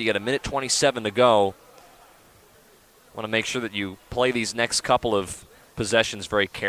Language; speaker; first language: English; native; English